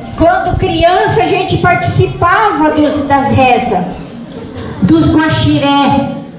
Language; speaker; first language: Portuguese; non-native, local second language; Guarani